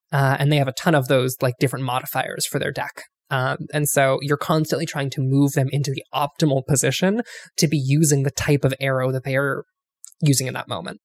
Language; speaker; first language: English; native; English